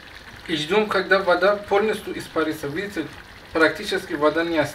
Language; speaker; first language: Russian; non-native, learner; Persian